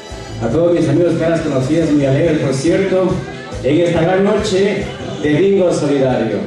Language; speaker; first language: Spanish; native; Spanish